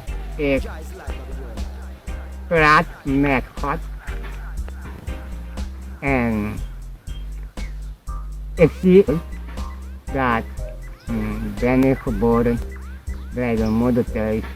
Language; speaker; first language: Dutch; non-native, local second language; Papiamento